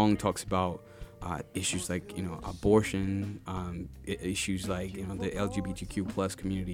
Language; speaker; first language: English; non-native, local second language; Ganda